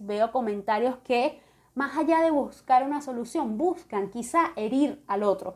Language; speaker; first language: Spanish; native; Spanish